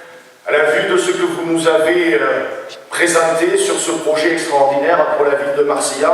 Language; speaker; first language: French; native; French